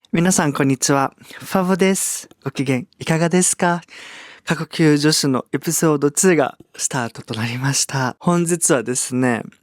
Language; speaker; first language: Japanese; early bilingual, other home language; Portuguese